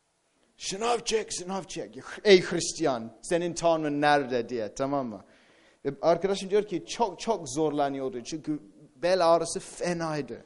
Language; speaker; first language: Turkish; non-native, fluent; English